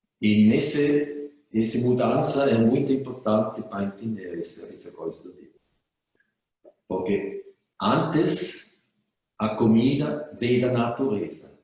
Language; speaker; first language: Portuguese; non-native, fluent; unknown